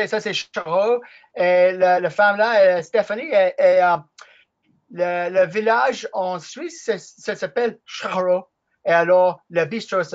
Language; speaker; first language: French; non-native, learner; English